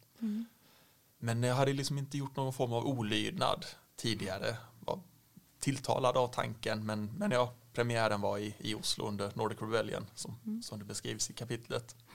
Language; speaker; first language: Swedish; native; Swedish